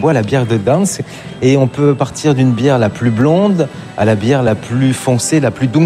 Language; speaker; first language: French; native; French